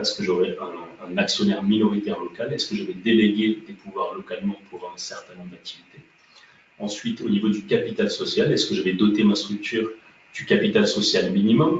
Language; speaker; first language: French; native; French